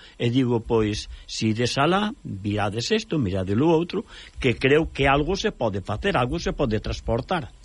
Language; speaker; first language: Galician; native; Galician